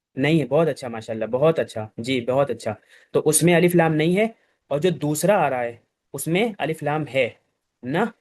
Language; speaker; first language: Urdu; native; Urdu